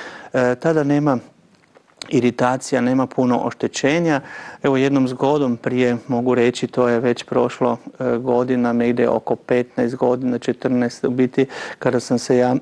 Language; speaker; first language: Croatian; native; Croatian